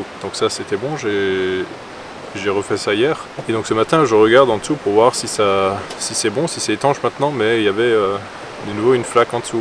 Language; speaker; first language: French; native; French